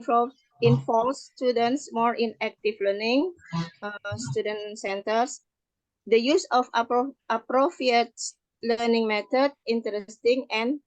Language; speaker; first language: English; non-native, learner; Indonesian